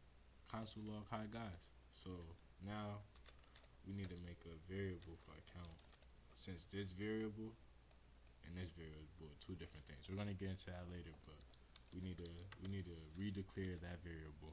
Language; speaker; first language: English; native; English